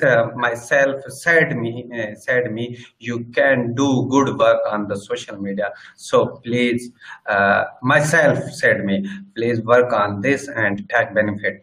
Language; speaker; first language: English; non-native, learner; Sindhi